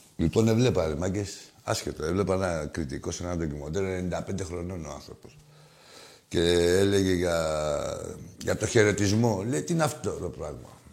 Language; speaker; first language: Greek; native; Greek